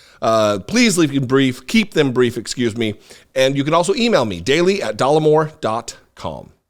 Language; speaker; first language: English; native; English